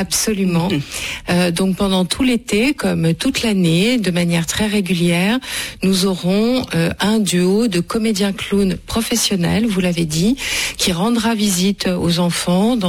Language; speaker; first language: French; native; French